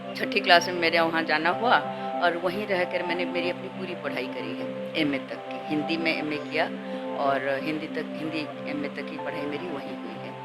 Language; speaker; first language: Hindi; non-native, local second language; Odia